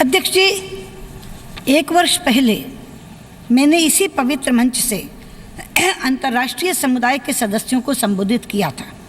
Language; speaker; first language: Hindi; native; Hindi